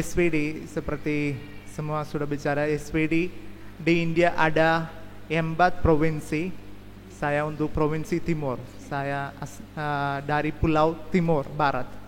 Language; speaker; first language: Indonesian; non-native, learner; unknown